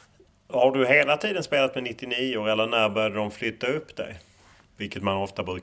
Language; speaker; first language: Swedish; native; Swedish